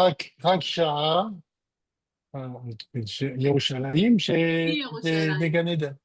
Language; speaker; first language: Hebrew; non-native, learner; French